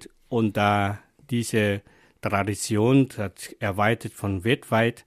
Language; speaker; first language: German; non-native, fluent; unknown